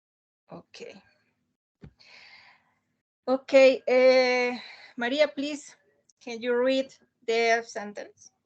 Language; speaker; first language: English; non-native, learner; Spanish